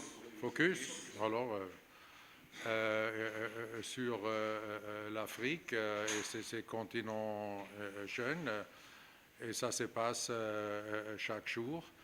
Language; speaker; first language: French; non-native, fluent; German